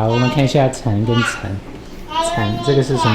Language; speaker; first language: Chinese; non-native, fluent; English